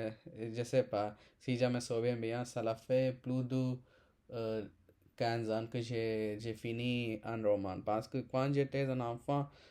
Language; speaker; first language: French; non-native, learner; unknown